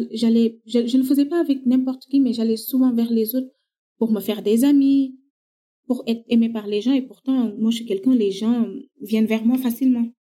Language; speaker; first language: French; non-native, local second language; Wolof